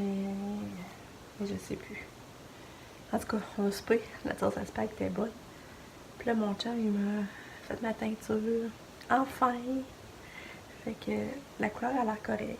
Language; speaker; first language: French; native; French